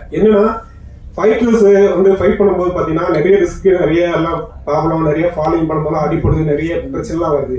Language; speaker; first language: Tamil; native; Tamil